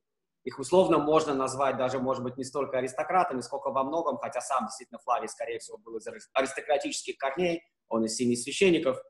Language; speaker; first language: Russian; native; Russian